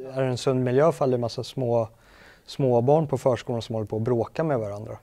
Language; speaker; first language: Swedish; native; Swedish